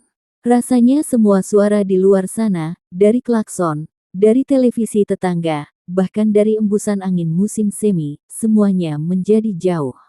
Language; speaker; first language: Indonesian; native; Indonesian